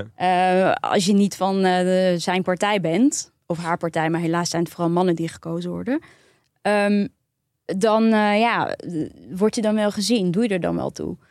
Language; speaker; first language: Dutch; early bilingual, other home language; Turkish